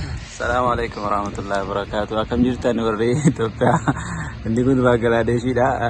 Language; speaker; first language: Arabic; non-native, learner; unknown